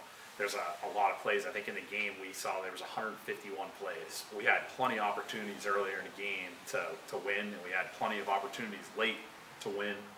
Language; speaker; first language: English; native; English